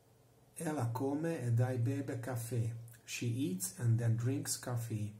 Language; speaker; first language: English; non-native, fluent; Hungarian